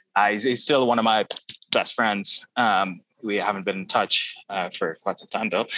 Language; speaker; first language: English; non-native, local second language; Urdu